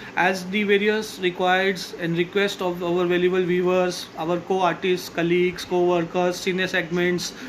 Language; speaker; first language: English; non-native, local second language; Marathi